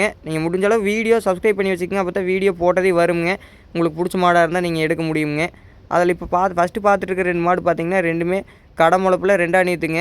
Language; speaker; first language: Tamil; native; Tamil